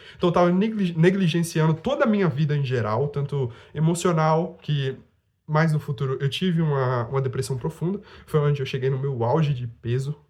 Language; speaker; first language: Portuguese; native; Portuguese